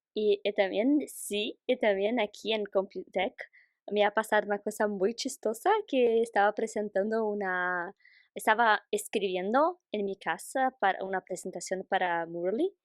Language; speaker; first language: Spanish; non-native, fluent; Portuguese